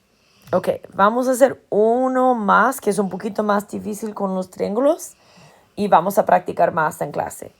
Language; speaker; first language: Spanish; non-native, fluent; English